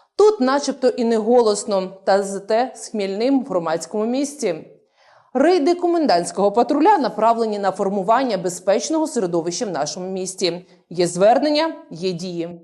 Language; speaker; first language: Ukrainian; native; Ukrainian